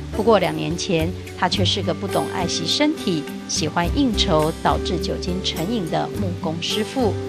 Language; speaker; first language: Chinese; native; Chinese